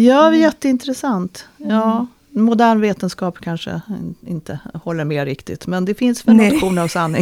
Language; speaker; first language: Swedish; native; Swedish